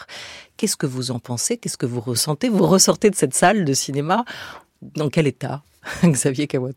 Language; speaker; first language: French; native; French